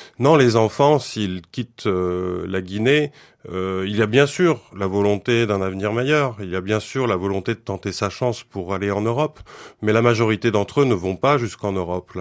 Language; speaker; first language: French; native; French